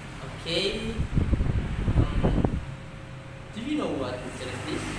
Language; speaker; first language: English; non-native, learner; Indonesian